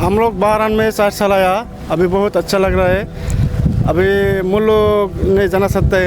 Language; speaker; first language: Hindi; non-native, learner; Bangla